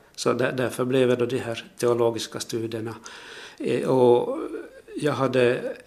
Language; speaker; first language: Swedish; native; Swedish